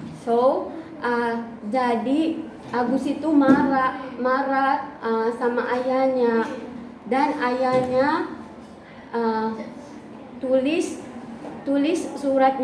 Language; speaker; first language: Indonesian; non-native, learner; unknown